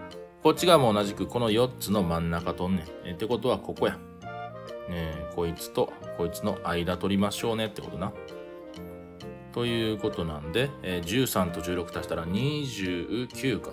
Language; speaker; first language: Japanese; native; Japanese